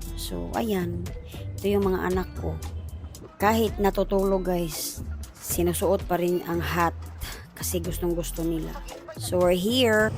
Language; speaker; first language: Filipino; non-native, local second language; Cebuano